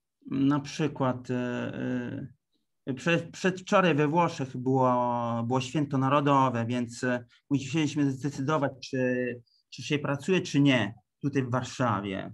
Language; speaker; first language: Polish; early bilingual, heritage; Italian